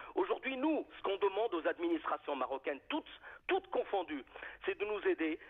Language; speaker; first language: French; native; French